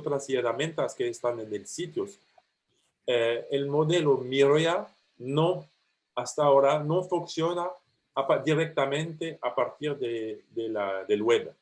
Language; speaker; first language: Spanish; non-native, fluent; French